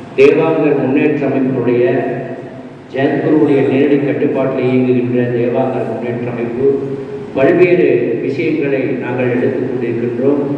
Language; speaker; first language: Tamil; non-native, local second language; Kannada